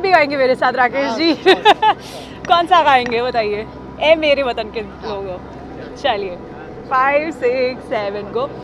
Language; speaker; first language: Hindi; native; Hindi